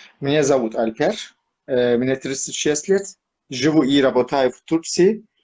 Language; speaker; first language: Russian; non-native, learner; Turkish